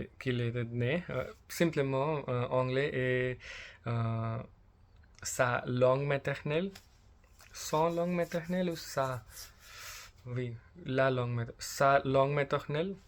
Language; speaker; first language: French; non-native, learner; English